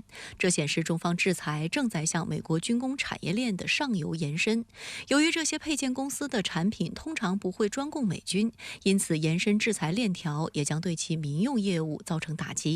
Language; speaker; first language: Chinese; native; Chinese